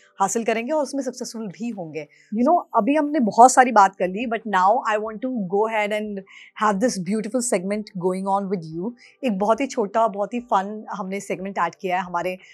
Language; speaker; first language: Hindi; native; Hindi